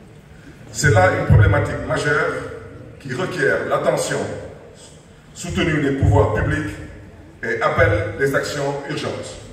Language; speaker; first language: French; non-native, local second language; Wolof